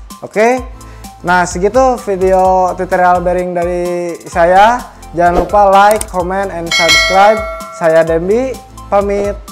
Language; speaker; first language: Indonesian; native; Indonesian